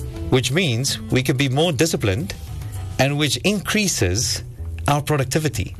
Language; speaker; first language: English; non-native, local second language; Afrikaans